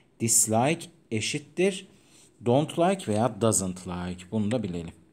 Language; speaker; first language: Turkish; non-native, fluent; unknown